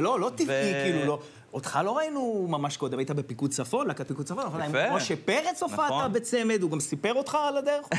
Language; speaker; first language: Hebrew; native; Hebrew